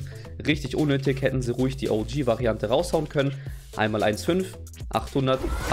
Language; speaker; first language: German; native; German